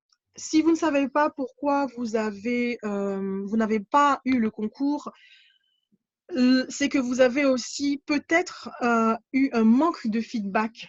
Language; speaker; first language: French; native; French